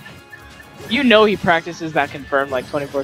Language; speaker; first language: English; native; English